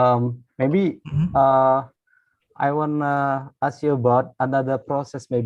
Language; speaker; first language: English; non-native, learner; Indonesian